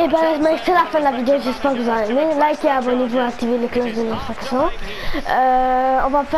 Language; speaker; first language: French; native; French